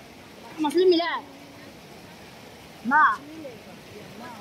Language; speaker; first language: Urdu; non-native, local second language; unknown